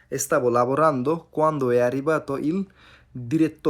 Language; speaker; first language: Italian; non-native, fluent; Bangla